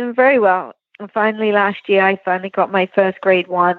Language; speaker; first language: English; native; English